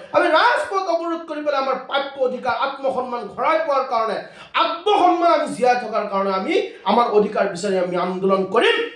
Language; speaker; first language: Assamese; non-native, local second language; Bangla